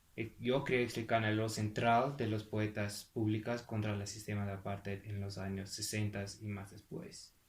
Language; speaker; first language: Spanish; non-native, fluent; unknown